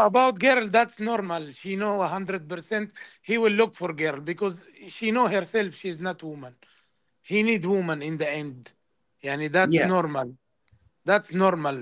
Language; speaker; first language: English; non-native, learner; Arabic